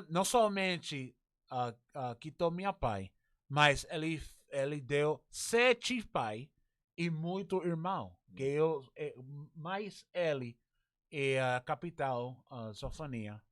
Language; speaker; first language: Portuguese; non-native, learner; English